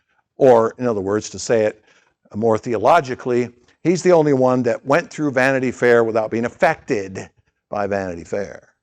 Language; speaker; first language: English; native; English